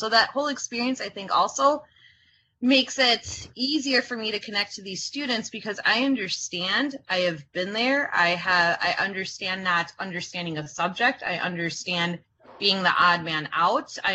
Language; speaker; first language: English; early bilingual, other home language; Croatian